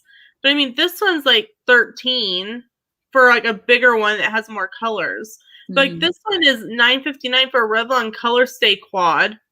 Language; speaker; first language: English; native; English